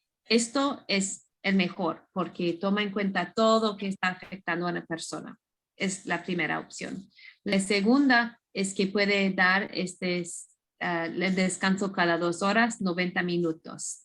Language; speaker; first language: Spanish; non-native, fluent; English